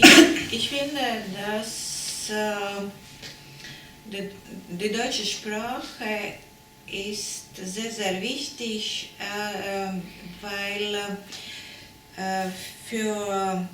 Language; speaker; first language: German; non-native, learner; Latvian